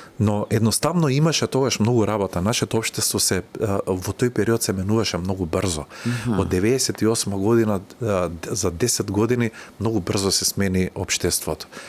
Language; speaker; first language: Macedonian; native; Macedonian